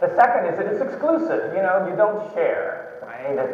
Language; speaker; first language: English; early bilingual, other home language; Chinese